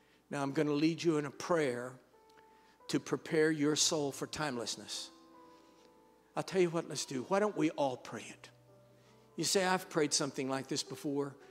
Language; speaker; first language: English; native; English